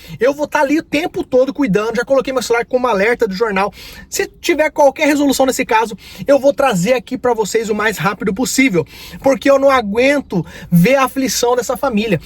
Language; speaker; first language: Portuguese; native; Portuguese